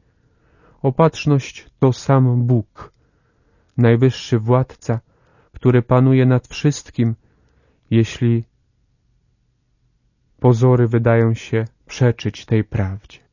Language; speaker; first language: Polish; native; Polish